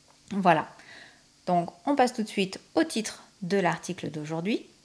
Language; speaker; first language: French; native; French